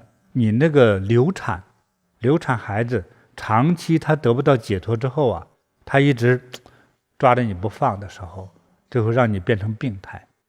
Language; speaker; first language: Chinese; native; Chinese